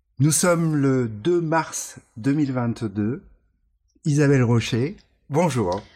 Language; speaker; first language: French; native; French